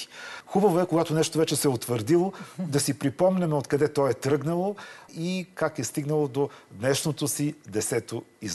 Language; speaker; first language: Bulgarian; native; Bulgarian